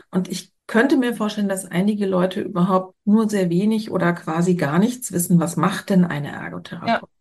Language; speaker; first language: German; native; German